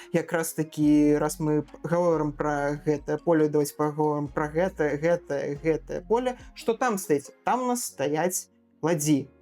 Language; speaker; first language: Belarusian; non-native, local second language; Russian